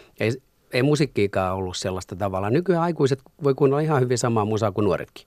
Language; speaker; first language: Finnish; native; Finnish